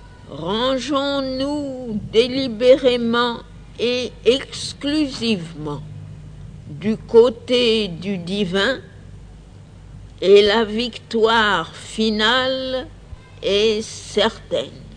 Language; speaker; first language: French; native; French